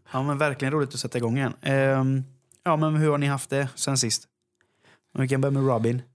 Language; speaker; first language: Swedish; native; Swedish